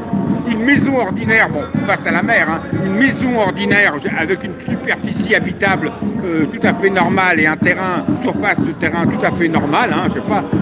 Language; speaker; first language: French; native; French